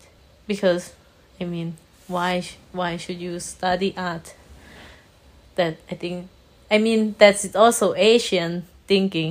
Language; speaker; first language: English; non-native, learner; Thai